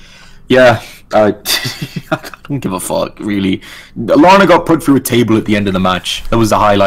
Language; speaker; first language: English; native; English